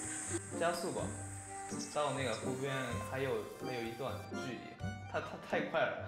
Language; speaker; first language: Chinese; non-native, fluent; Japanese